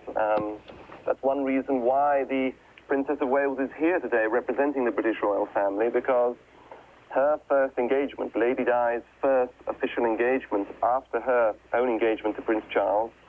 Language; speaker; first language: English; native; English